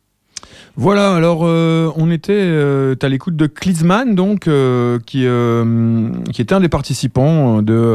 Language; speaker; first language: French; native; French